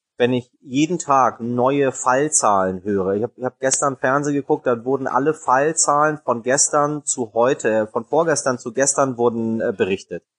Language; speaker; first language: German; early bilingual, other home language; Persian